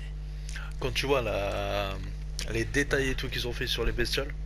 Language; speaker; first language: French; native; French